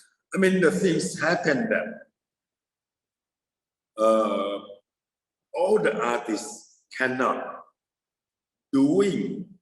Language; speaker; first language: English; non-native, fluent; Thai